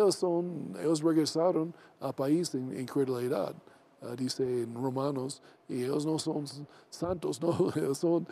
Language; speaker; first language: Spanish; non-native, learner; English